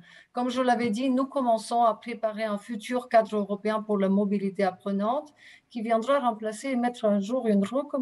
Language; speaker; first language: French; non-native, fluent; Bulgarian